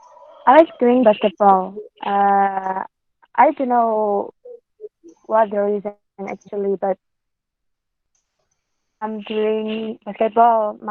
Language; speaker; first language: English; non-native, learner; Indonesian